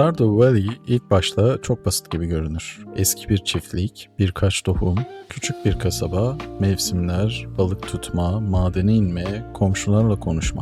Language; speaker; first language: Turkish; native; Turkish